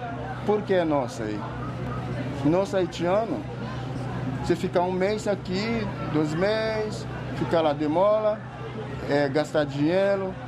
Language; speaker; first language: Portuguese; non-native, learner; Haitian Creole